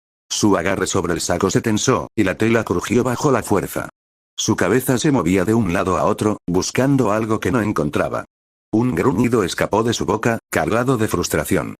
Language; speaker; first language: Spanish; native; Spanish